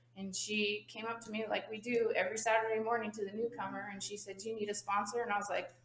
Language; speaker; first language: English; native; English